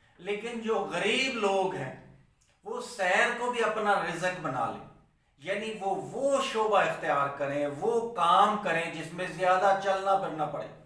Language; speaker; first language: Urdu; non-native, local second language; Punjabi